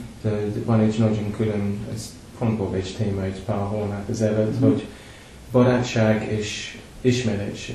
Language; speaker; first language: Hungarian; non-native, learner; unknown